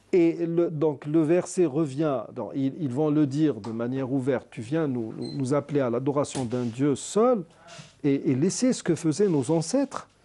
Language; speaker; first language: French; non-native, local second language; Arabic